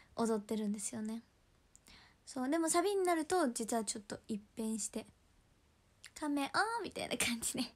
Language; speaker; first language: Japanese; native; Japanese